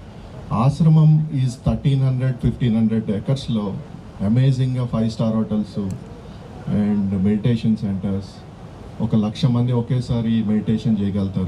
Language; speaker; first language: Telugu; native; Telugu